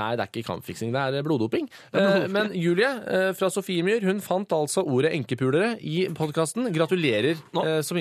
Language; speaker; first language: Norwegian; native; Norwegian